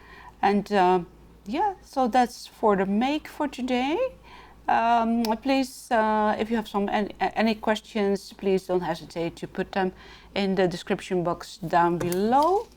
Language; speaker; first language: English; non-native, fluent; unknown